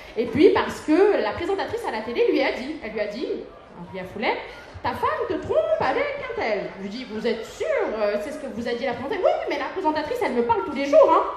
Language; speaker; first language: French; early bilingual, other home language; Arabic